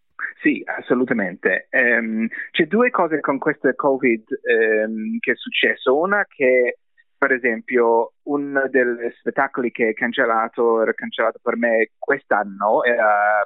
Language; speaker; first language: Italian; non-native, fluent; English